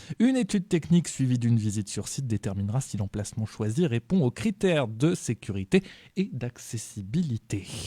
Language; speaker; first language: French; native; French